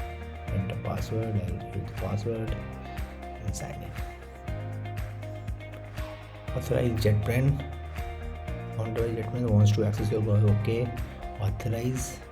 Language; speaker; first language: English; non-native, local second language; Hindi